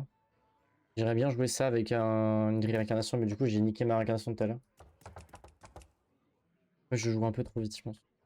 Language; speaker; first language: French; native; French